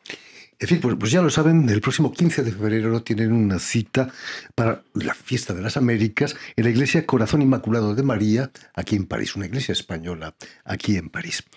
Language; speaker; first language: Spanish; native; Spanish